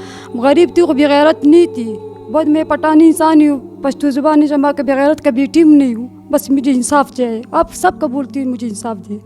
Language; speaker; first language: Hindi; non-native, learner; Pashto